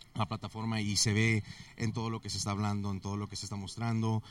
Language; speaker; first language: Spanish; early bilingual, heritage; Spanish